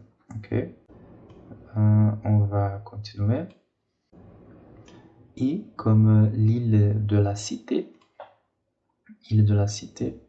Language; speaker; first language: French; non-native, fluent; Portuguese